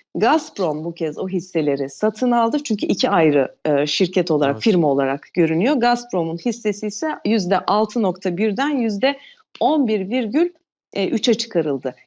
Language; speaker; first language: Turkish; non-native, local second language; Albanian